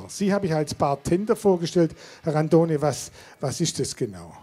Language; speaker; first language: German; native; German